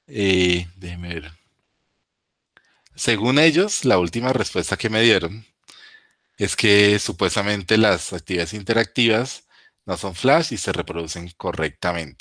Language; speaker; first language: Spanish; native; Spanish